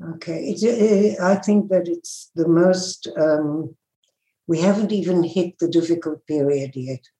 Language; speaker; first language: English; native; English